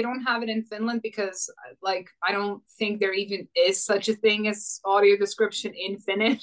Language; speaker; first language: English; non-native, fluent; Croatian